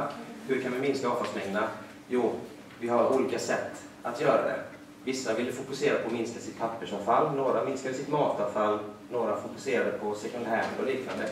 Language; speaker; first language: Swedish; native; Swedish